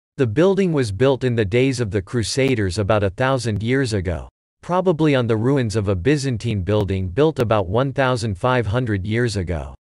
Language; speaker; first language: English; non-native, fluent; Hebrew